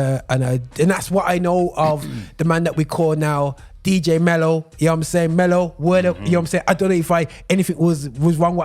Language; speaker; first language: English; native; English